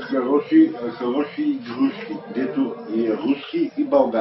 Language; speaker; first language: Russian; non-native, learner; Bulgarian